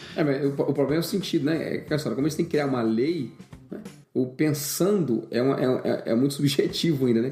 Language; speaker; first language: Portuguese; native; Portuguese